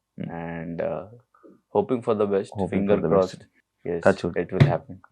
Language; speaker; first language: Telugu; non-native, learner; Hindi